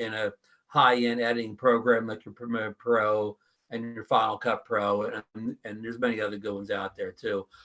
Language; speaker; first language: English; native; English